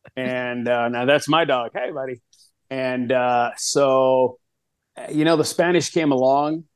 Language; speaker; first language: English; early bilingual, other home language; Spanish